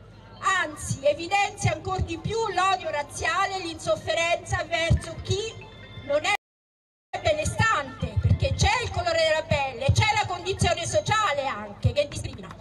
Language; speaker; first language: Italian; native; Italian